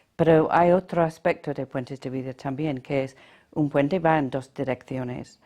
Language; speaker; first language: Spanish; non-native, fluent; English